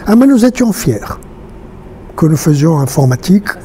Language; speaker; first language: French; non-native, local second language; Arabic